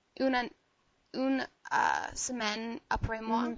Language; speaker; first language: French; non-native, learner; English